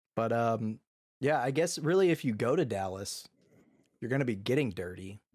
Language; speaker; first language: English; native; English